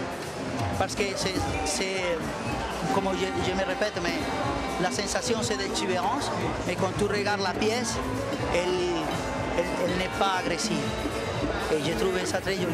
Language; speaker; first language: French; non-native, fluent; Spanish